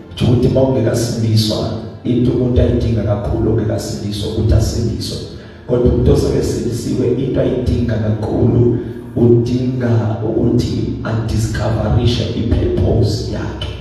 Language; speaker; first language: Zulu; non-native, local second language; Xhosa